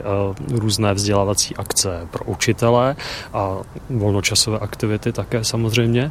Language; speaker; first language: Czech; native; Czech